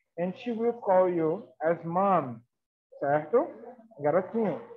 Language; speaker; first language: English; non-native, fluent; Portuguese